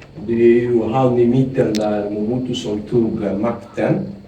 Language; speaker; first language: Swedish; non-native, fluent; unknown